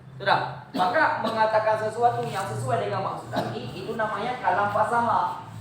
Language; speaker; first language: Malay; non-native, local second language; Achinese